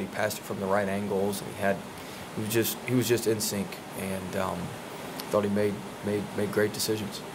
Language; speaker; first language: English; native; English